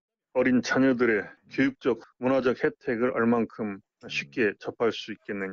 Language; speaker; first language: Korean; native; Korean